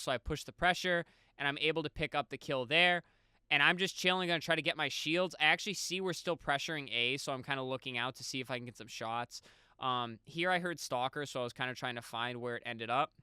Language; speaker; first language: English; native; English